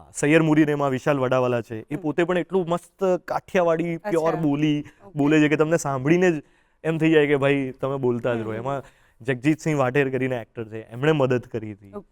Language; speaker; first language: Gujarati; native; Gujarati